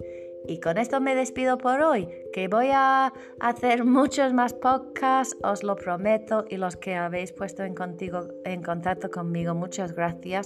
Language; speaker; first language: Spanish; non-native, fluent; English